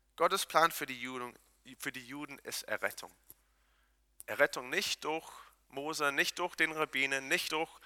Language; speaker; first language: German; non-native, fluent; Hebrew